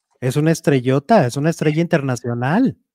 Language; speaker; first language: Spanish; native; Spanish